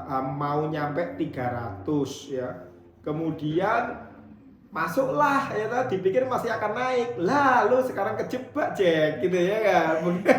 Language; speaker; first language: Indonesian; native; Indonesian